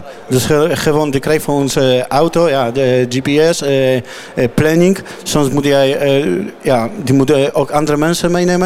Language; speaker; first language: Dutch; non-native, learner; Polish